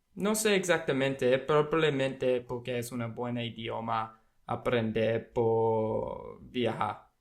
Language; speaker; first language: Spanish; non-native, learner; English